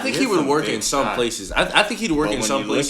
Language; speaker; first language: English; native; English